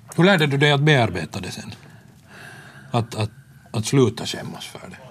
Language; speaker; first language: Swedish; native; Swedish